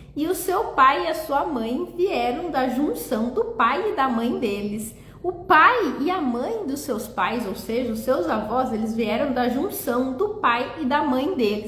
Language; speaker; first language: Portuguese; native; Portuguese